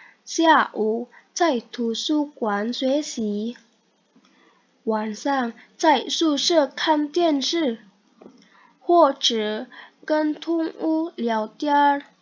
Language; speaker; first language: Chinese; non-native, learner; Indonesian